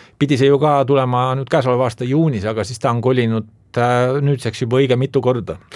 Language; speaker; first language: Estonian; native; Estonian